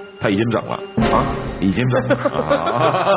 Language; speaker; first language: Chinese; native; Chinese